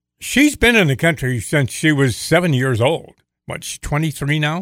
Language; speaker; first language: English; native; English